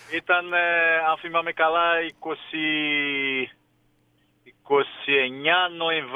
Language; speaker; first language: Greek; non-native, fluent; Portuguese